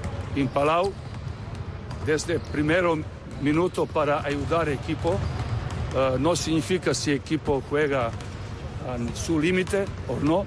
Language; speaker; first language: Spanish; non-native, learner; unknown